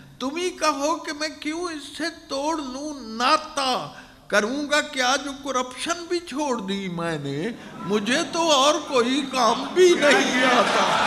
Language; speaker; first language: Urdu; non-native, local second language; Punjabi